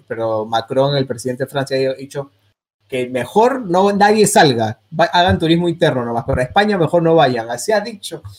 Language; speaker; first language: Spanish; native; Spanish